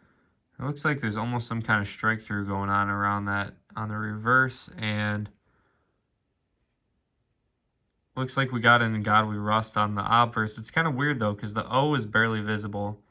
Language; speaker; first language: English; native; English